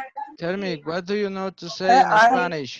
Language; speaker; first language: English; non-native, learner; Spanish